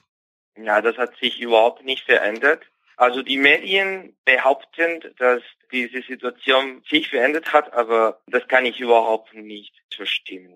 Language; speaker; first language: German; non-native, fluent; Spanish